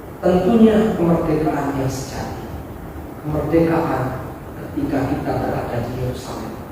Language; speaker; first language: Indonesian; non-native, local second language; Javanese